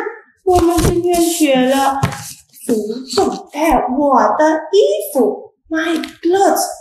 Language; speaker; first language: Chinese; non-native, fluent; Indonesian